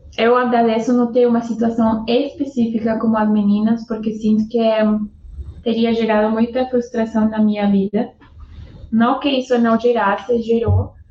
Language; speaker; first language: Portuguese; non-native, fluent; Spanish